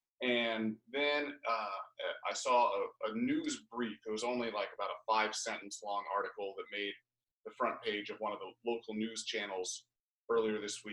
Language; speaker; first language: English; native; English